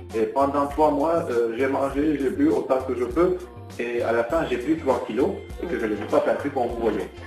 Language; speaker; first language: French; non-native, fluent; Turkish